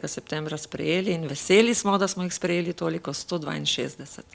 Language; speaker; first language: Slovenian; native; Slovenian